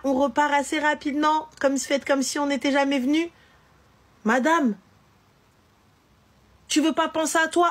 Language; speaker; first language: French; native; French